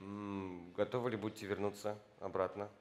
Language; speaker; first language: Russian; native; Russian